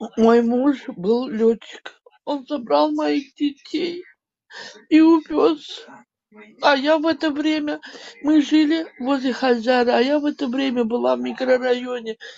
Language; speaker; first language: Russian; native; Russian